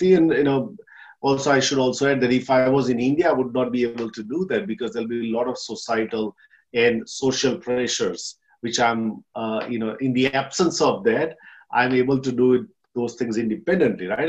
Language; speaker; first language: English; non-native, local second language; Gujarati